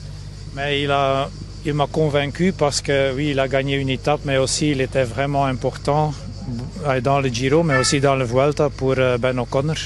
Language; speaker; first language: French; non-native, local second language; Dutch